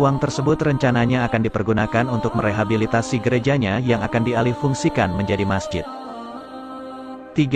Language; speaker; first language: Indonesian; native; Indonesian